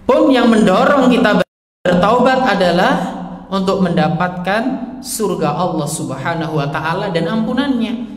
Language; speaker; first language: Indonesian; non-native, local second language; Javanese